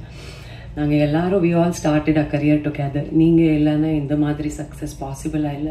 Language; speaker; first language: Tamil; non-native, fluent; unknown